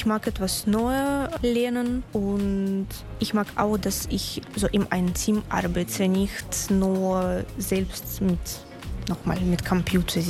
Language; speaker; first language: German; non-native, learner; Russian